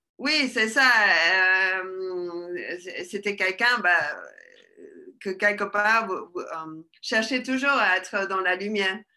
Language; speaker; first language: French; early bilingual, other home language; Spanish